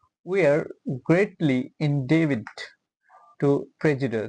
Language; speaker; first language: English; non-native, local second language; Bangla